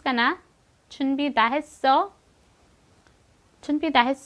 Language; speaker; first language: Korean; non-native, fluent; Filipino